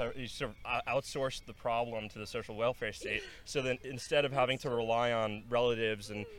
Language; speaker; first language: English; non-native, fluent; Norwegian